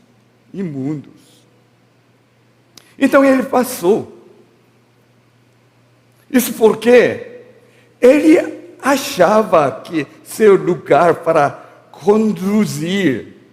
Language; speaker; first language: Portuguese; non-native, learner; Korean